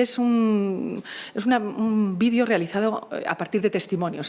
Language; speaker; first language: Spanish; native; Spanish